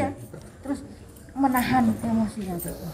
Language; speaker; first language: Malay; non-native, local second language; Javanese